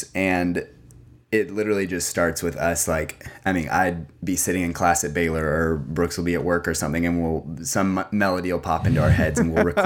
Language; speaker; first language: English; native; English